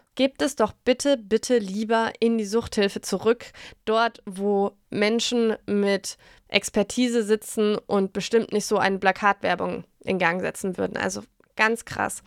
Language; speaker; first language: German; native; German